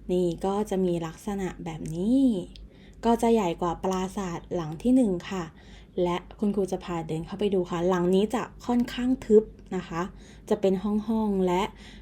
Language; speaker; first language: Thai; native; Thai